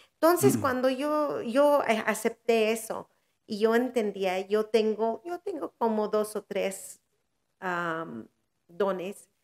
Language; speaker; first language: Spanish; early bilingual, heritage; Spanish